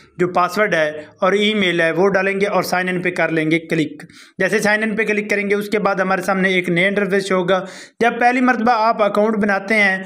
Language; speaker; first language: Urdu; non-native, local second language; Punjabi